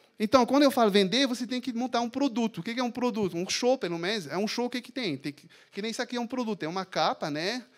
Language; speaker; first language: Portuguese; non-native, fluent; French